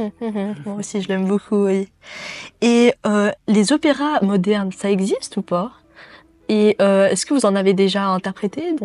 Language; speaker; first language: French; native; French